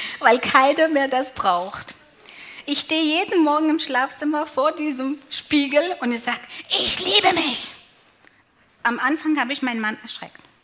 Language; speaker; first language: German; non-native, fluent; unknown